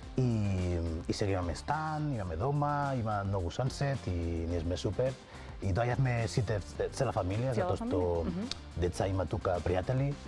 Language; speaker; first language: Macedonian; non-native, learner; English